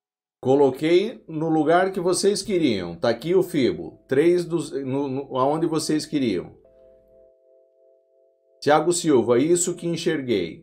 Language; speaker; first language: Portuguese; native; Portuguese